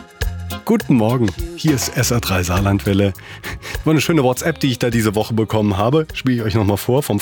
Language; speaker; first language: German; native; German